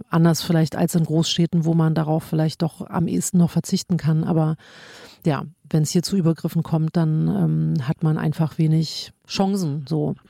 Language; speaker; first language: German; native; German